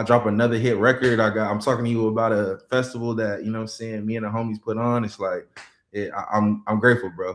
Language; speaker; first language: English; native; English